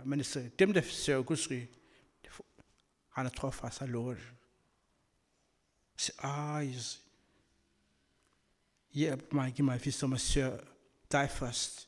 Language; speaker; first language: Danish; non-native, learner; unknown